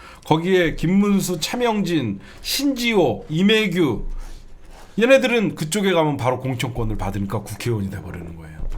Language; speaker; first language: Korean; native; Korean